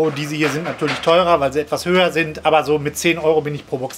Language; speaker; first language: German; native; German